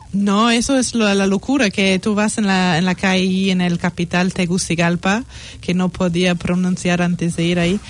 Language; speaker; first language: Spanish; non-native, fluent; English